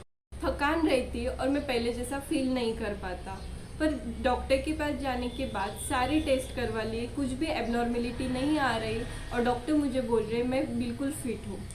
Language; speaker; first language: Hindi; non-native, local second language; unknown